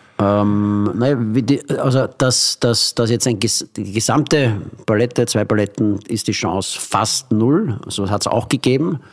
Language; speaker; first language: German; native; German